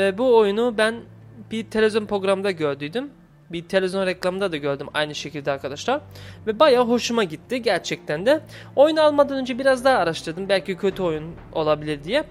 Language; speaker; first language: Turkish; early bilingual, heritage; Turkish